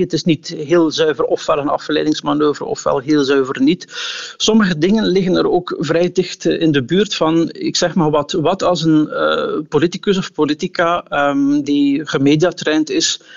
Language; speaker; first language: Dutch; native; Dutch